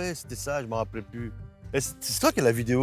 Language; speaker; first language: French; native; French